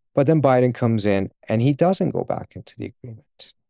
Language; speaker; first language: English; early bilingual, other home language; Persian